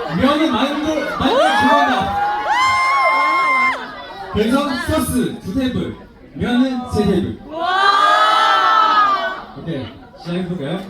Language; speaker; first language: Korean; non-native, fluent; Chinese